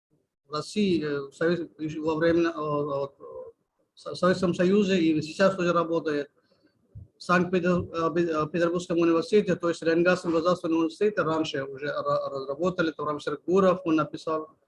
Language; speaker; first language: Russian; native; Russian